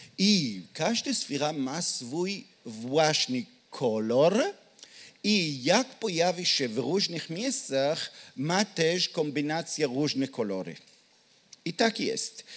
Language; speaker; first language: Polish; non-native, learner; Hebrew